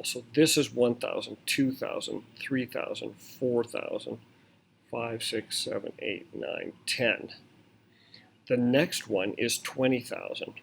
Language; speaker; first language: English; native; English